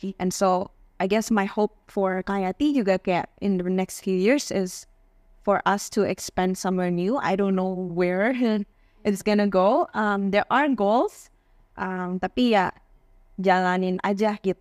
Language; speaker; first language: English; non-native, fluent; Indonesian